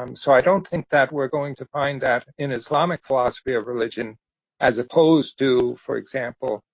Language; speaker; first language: English; native; English